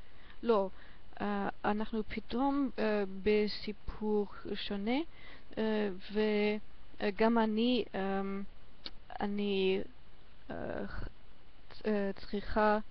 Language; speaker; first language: Hebrew; non-native, learner; German